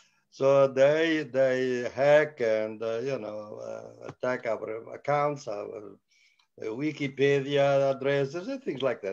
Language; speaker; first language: English; non-native, fluent; Portuguese